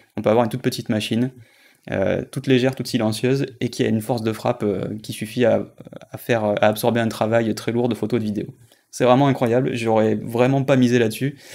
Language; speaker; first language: French; native; French